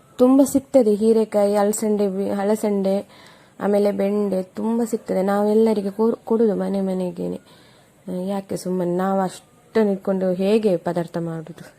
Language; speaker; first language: Kannada; non-native, local second language; Tulu